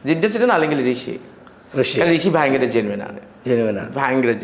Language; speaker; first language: Malayalam; non-native, local second language; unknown